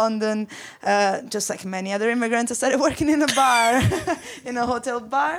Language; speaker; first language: English; non-native, fluent; Italian